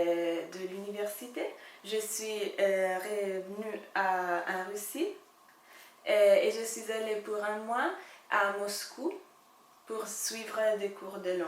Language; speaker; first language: French; non-native, fluent; Italian